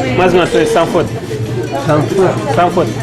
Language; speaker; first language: French; native; French